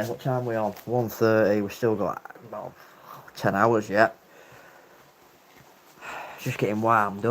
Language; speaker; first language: English; native; English